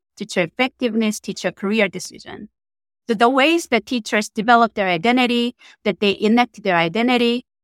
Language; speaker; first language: English; non-native, fluent; Korean